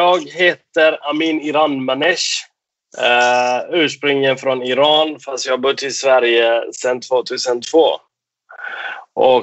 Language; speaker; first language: Swedish; non-native, fluent; Persian